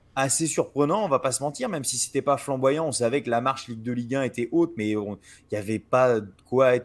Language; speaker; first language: French; native; French